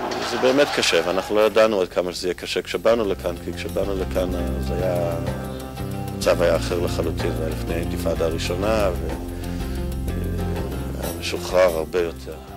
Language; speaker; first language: Hebrew; non-native, fluent; English